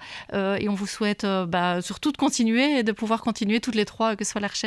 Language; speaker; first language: French; native; French